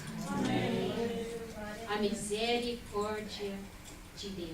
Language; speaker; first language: Portuguese; non-native, fluent; English